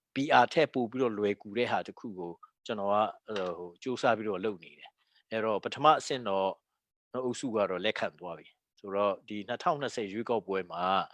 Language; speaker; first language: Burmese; non-native, local second language; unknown